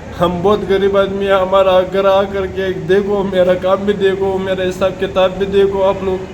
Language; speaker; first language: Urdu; non-native, fluent; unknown